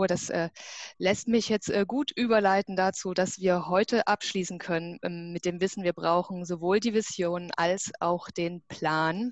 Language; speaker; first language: German; native; German